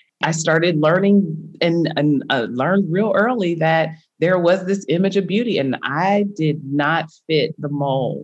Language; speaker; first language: English; native; English